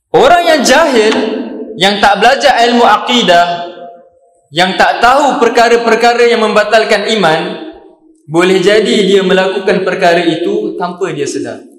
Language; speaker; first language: Malay; native; Malay